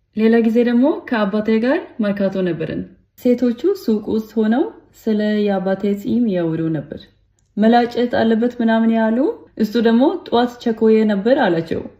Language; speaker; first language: Amharic; non-native, fluent; English